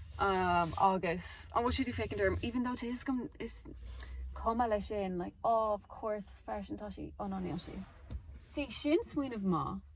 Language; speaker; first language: Irish; non-native, local second language; English